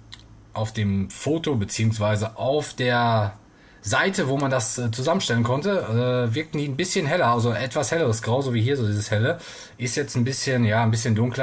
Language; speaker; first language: German; native; German